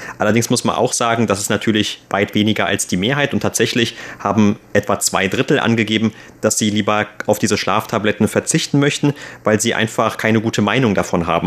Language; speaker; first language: German; native; German